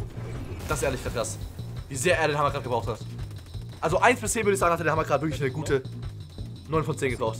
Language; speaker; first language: German; native; German